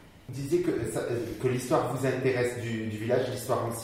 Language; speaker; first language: French; native; French